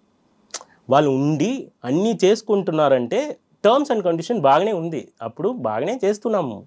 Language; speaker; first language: Telugu; non-native, fluent; Tamil